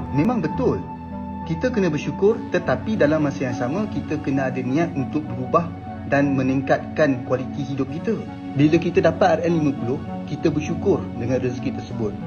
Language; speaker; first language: Malay; native; Malay